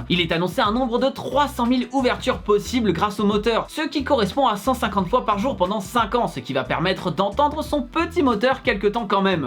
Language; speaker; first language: French; native; French